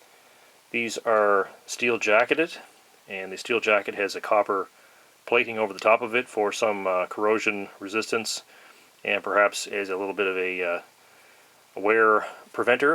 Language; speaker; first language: English; native; English